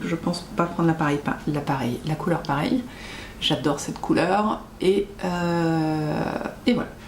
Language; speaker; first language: French; native; French